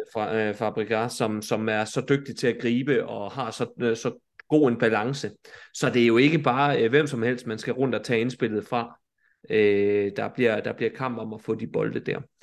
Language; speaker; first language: Danish; native; Danish